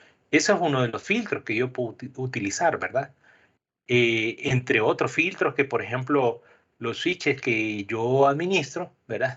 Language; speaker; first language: Spanish; native; Spanish